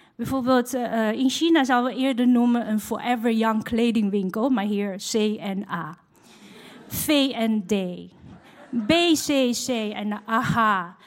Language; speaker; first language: Dutch; non-native, fluent; Chinese